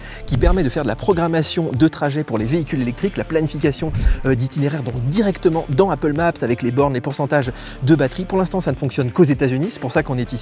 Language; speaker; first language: French; native; French